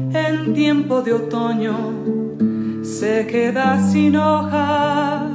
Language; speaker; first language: Spanish; early bilingual, heritage; Spanish